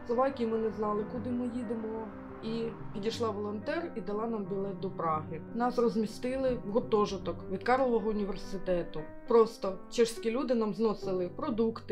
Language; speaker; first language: Ukrainian; native; Ukrainian